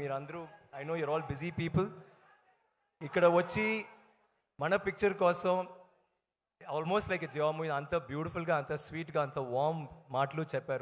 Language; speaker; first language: Telugu; non-native, learner; Tamil